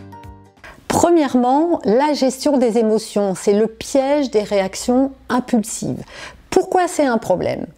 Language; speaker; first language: French; native; French